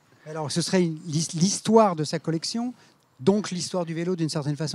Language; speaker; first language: French; native; French